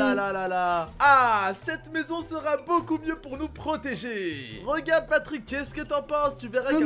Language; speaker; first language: French; native; French